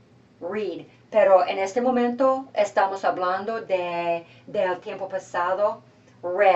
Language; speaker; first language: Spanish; non-native, fluent; English